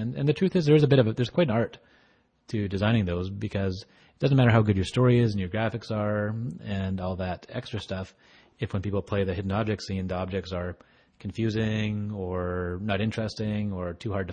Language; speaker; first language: English; native; English